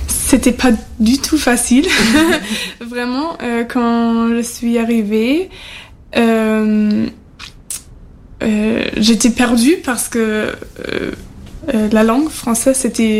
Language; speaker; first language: French; non-native, learner; German